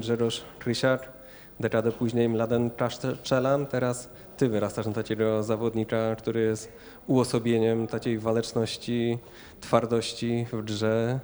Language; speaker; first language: Polish; native; Polish